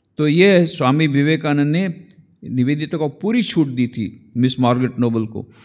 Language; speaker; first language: Hindi; non-native, local second language; Gujarati